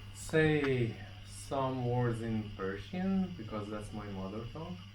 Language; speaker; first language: English; non-native, fluent; Persian